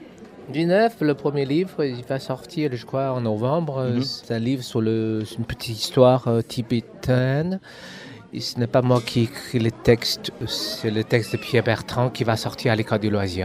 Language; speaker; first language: French; non-native, fluent; Chinese